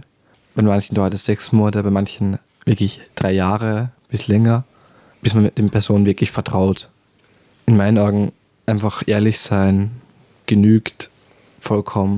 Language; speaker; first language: German; native; German